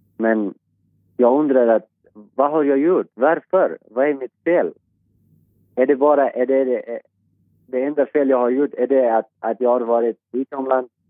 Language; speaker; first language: Swedish; non-native, fluent; Persian